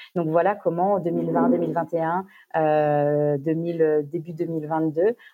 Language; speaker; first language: French; native; French